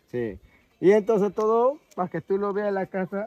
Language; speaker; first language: Spanish; non-native, local second language; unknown